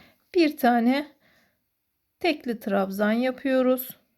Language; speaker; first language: Turkish; native; Turkish